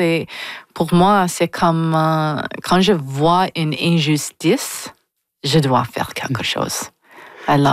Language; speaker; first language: French; non-native, local second language; English